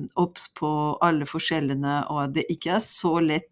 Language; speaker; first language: Norwegian; non-native, fluent; French